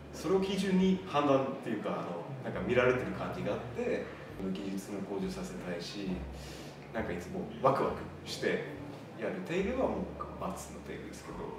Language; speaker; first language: Japanese; non-native, fluent; Swedish